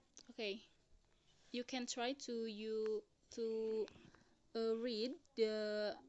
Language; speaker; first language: English; non-native, learner; Indonesian